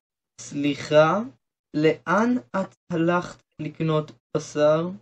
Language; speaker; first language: Hebrew; non-native, learner; Turkish